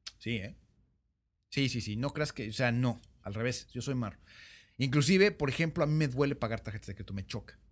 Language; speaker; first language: Spanish; native; Spanish